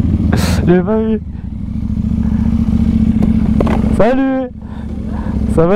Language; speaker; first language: French; native; French